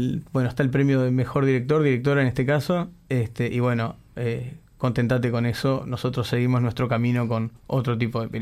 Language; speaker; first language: Spanish; native; Spanish